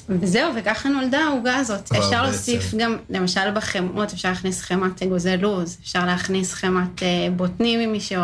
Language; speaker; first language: Hebrew; native; Hebrew